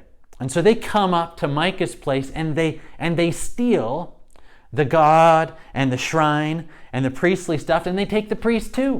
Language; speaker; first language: English; native; English